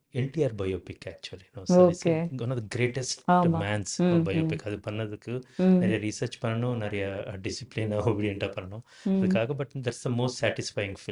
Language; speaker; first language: Tamil; non-native, learner; Telugu